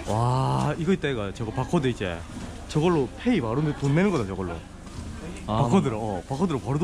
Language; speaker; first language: Korean; native; Korean